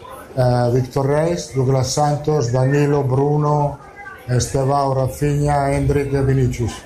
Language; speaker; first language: Portuguese; non-native, fluent; Italian